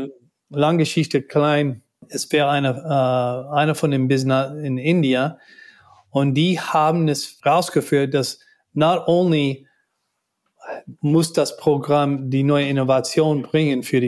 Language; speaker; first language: German; non-native, learner; English